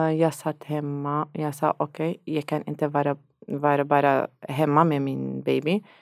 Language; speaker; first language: Swedish; non-native, learner; Arabic